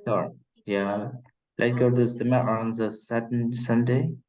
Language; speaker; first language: English; non-native, learner; Vietnamese